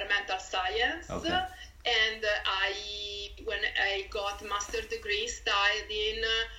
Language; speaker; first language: English; non-native, fluent; Italian